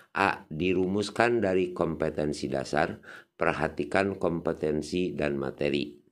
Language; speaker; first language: Indonesian; non-native, local second language; Sundanese